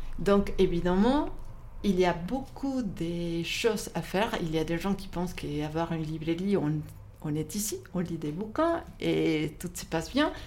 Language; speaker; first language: French; non-native, fluent; Spanish